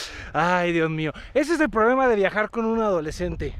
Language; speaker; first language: Spanish; native; Spanish